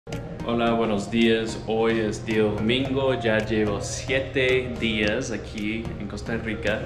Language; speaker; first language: Spanish; early bilingual, heritage; Spanish